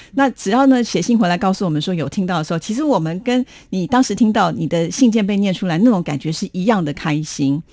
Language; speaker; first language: Chinese; native; Chinese